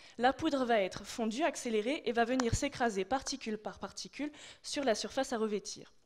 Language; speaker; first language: French; native; French